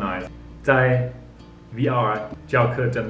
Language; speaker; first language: Chinese; non-native, fluent; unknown